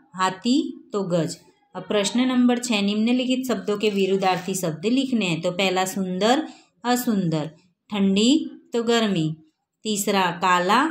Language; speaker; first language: Hindi; non-native, local second language; Gujarati